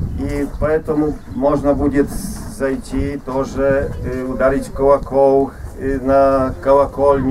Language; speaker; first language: Russian; non-native, fluent; Polish